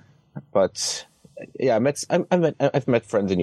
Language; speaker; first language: English; non-native, local second language; Cantonese